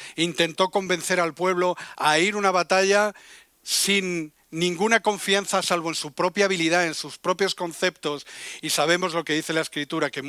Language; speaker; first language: Spanish; native; Spanish